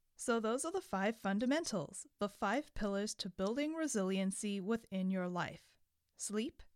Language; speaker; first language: English; native; English